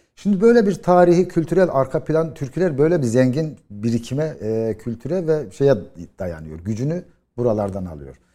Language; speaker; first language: Turkish; native; Turkish